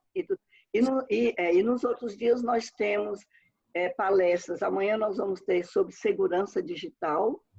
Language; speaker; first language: Portuguese; native; Portuguese